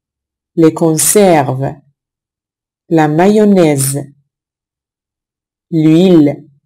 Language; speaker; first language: French; non-native, fluent; Persian